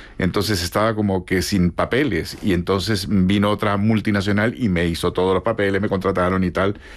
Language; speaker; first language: Spanish; native; Spanish